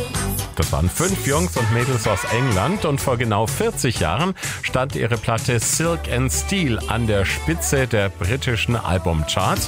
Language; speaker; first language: German; native; German